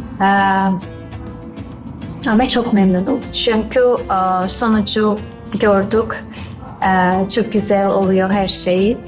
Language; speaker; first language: Turkish; non-native, learner; Georgian